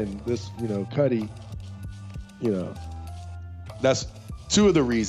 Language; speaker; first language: English; native; English